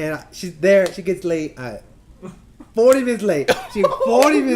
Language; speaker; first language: English; native; English